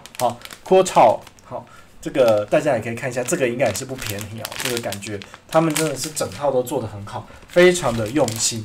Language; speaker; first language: Chinese; native; Chinese